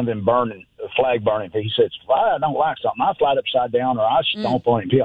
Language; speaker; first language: English; native; English